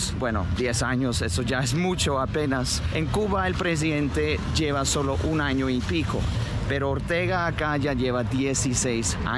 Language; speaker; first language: Spanish; non-native, fluent; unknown